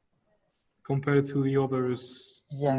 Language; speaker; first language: English; non-native, fluent; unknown